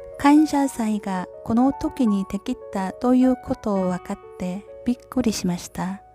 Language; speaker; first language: Japanese; non-native, learner; Korean